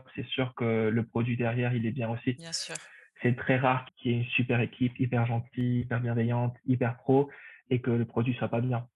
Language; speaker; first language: French; non-native, fluent; Spanish